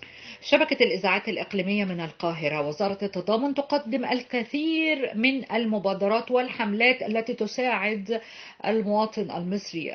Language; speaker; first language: Arabic; native; Arabic